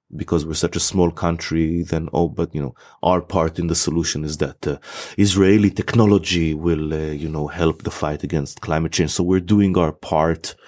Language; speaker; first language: English; non-native, fluent; Hebrew